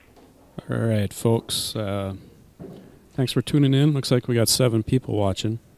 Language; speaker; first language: English; native; English